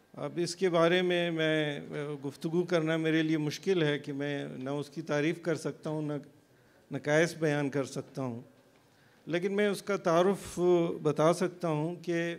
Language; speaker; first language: Urdu; non-native, local second language; Baluchi